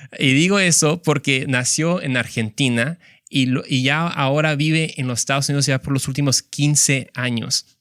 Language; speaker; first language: Spanish; native; Spanish